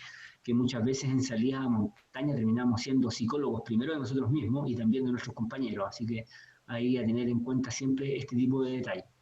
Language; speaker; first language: Spanish; native; Spanish